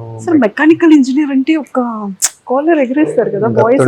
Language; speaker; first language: Telugu; native; Telugu